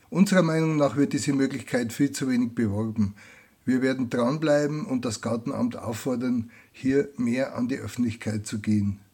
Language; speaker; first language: German; native; German